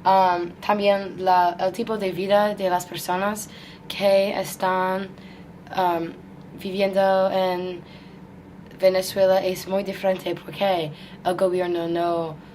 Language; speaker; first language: Spanish; non-native, learner; English